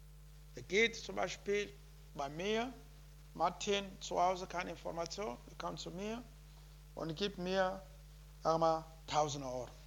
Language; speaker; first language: German; non-native, learner; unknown